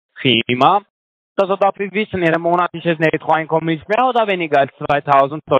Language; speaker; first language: German; non-native, learner; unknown